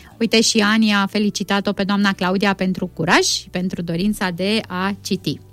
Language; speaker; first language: Romanian; native; Romanian